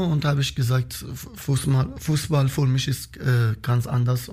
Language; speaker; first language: German; non-native, learner; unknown